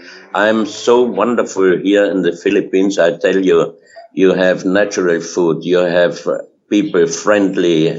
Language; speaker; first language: English; non-native, fluent; German